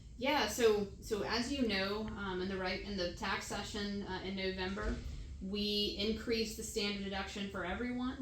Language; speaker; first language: English; native; English